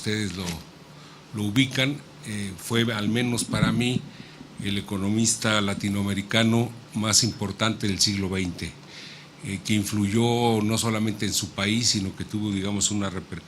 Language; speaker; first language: Spanish; native; Spanish